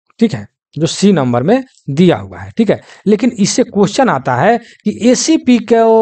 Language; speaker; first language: Hindi; native; Hindi